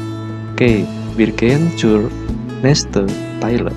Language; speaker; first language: German; non-native, learner; Indonesian